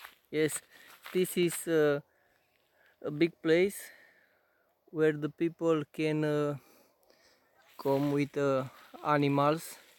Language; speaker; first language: English; non-native, learner; Romanian